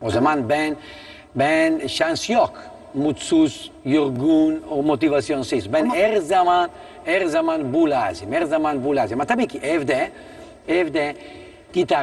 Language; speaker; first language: Turkish; non-native, learner; Italian